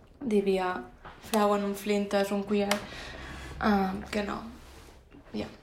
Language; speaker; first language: German; non-native, fluent; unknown